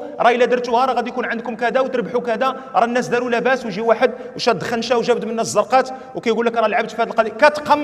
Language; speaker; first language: Arabic; native; Arabic